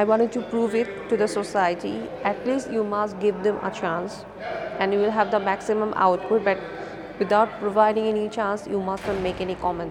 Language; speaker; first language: English; non-native, local second language; Bangla